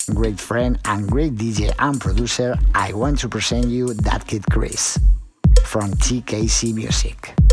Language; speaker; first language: English; non-native, fluent; Spanish